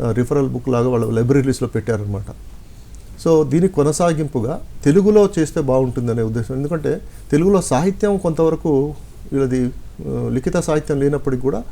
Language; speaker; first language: Telugu; non-native, local second language; Lambadi